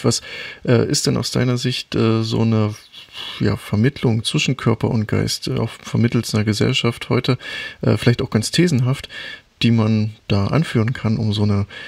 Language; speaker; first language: German; native; German